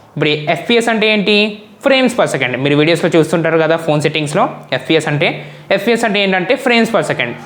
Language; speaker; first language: Telugu; non-native, local second language; Urdu